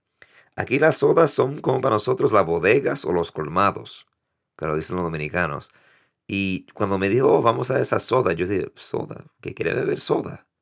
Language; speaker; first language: Spanish; early bilingual, heritage; Spanish